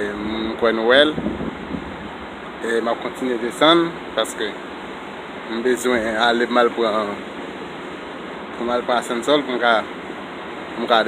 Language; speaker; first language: French; non-native, learner; Haitian Creole